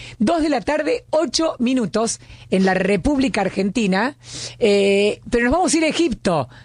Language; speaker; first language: Spanish; native; Spanish